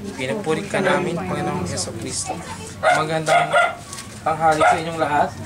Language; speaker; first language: Filipino; non-native, local second language; Hiligaynon